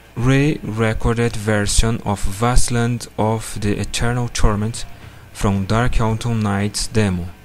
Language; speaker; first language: English; non-native, learner; Portuguese